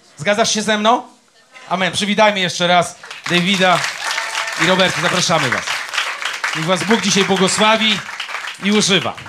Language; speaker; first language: Polish; native; Polish